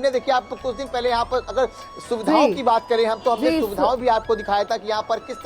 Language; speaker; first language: Hindi; native; Hindi